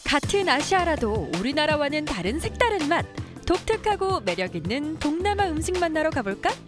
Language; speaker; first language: Korean; native; Korean